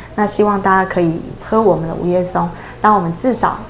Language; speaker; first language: Chinese; native; Chinese